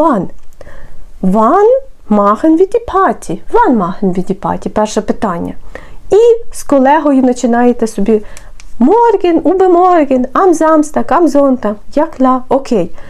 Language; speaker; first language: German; non-native, fluent; Ukrainian